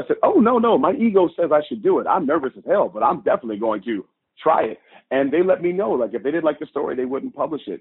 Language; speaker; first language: English; native; English